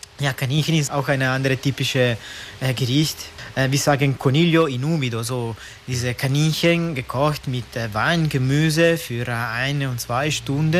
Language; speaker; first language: German; non-native, local second language; Italian